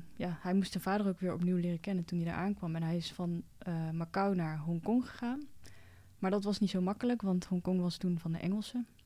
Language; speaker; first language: Dutch; early bilingual, other home language; Cantonese